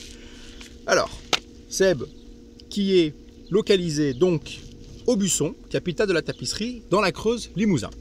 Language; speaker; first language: French; native; French